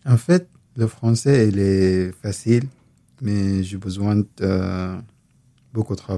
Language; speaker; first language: French; non-native, learner; Arabic